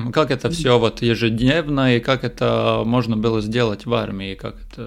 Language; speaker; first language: Russian; non-native, local second language; Latvian